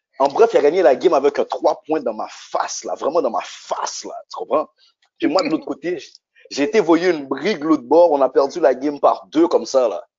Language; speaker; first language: French; native; French